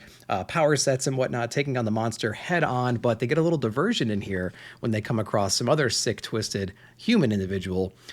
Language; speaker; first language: English; native; English